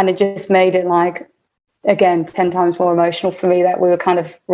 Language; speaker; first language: English; native; English